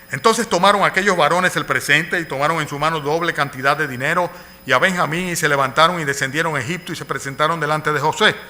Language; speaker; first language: Spanish; native; Spanish